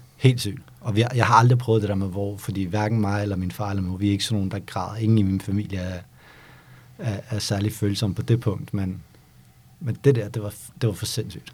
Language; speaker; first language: Danish; early bilingual, other home language; Bosnian